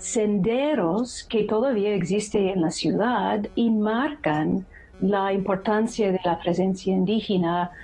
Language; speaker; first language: Spanish; non-native, fluent; English